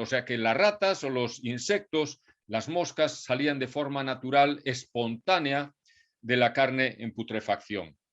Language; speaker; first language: Spanish; native; Spanish